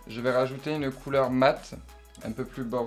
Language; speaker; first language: French; native; French